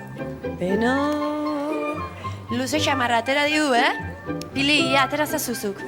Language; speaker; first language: Basque; native; Basque